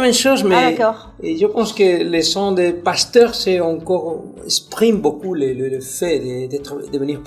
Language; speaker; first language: French; non-native, fluent; Spanish